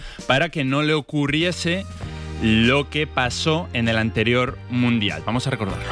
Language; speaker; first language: Spanish; native; Spanish